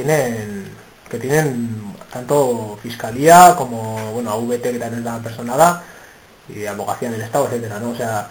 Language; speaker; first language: Spanish; native; Spanish